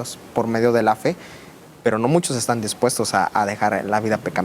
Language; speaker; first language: Spanish; native; Spanish